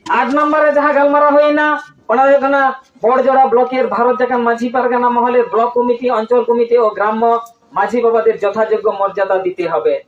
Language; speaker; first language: Bangla; non-native, local second language; Santali